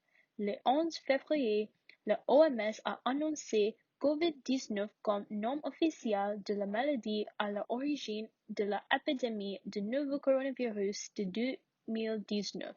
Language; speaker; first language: French; non-native, learner; English